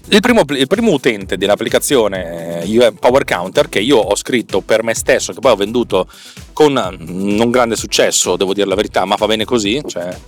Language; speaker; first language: Italian; native; Italian